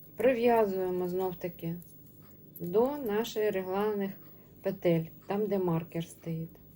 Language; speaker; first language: Ukrainian; non-native, local second language; Russian